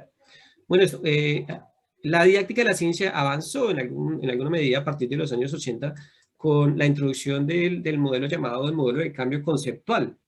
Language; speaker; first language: Spanish; native; Spanish